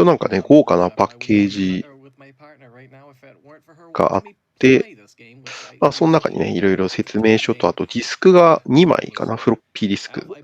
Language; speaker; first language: Japanese; native; Japanese